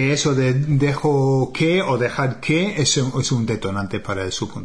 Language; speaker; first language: Spanish; non-native, fluent; English